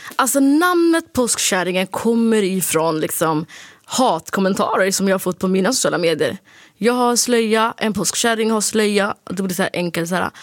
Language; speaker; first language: Swedish; early bilingual, other home language; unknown